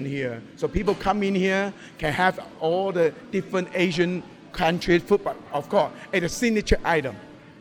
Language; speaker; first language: English; non-native, local second language; Cantonese